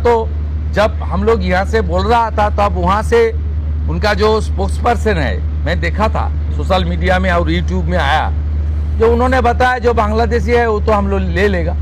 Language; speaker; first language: Hindi; non-native, local second language; Bangla